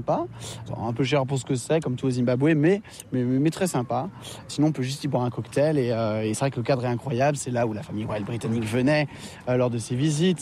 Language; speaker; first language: French; native; French